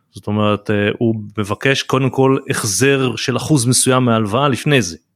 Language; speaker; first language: Hebrew; native; Hebrew